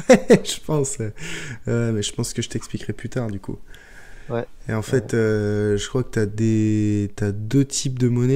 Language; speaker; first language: French; native; French